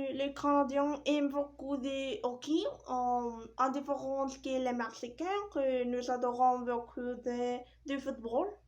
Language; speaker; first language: French; non-native, learner; Spanish